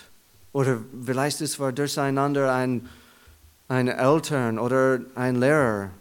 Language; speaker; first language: German; non-native, learner; English